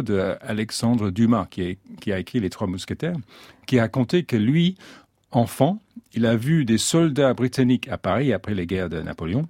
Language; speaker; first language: French; non-native, fluent; English